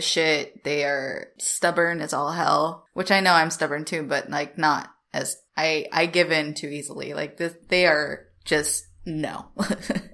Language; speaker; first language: English; native; English